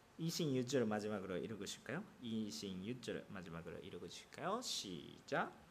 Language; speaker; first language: Korean; non-native, fluent; Japanese